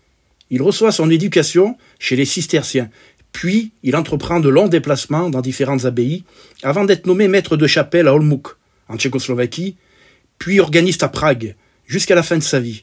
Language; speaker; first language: French; native; French